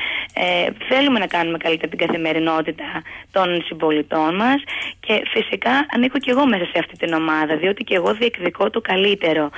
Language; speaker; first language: Greek; native; Greek